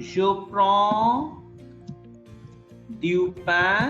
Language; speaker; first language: French; non-native, fluent; Bangla